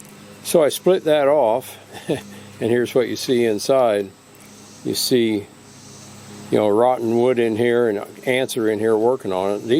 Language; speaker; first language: English; native; English